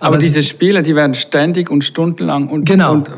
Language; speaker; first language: German; native; German